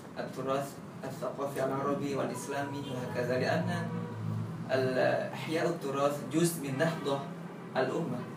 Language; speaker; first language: Arabic; non-native, fluent; Indonesian